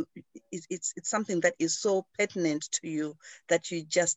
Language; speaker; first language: English; non-native, local second language; Shona